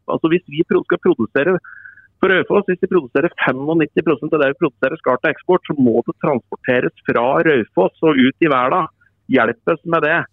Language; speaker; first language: Norwegian; native; Norwegian